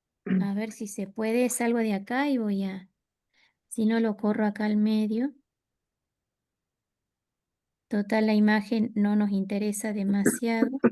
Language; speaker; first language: Spanish; native; Spanish